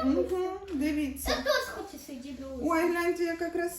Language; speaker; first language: Ukrainian; native; Ukrainian